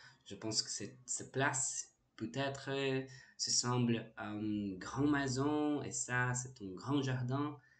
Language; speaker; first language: French; non-native, learner; Portuguese